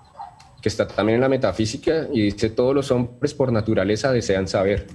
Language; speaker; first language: Spanish; native; Spanish